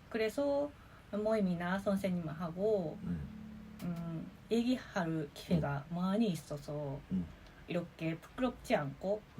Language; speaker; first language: Korean; non-native, fluent; Japanese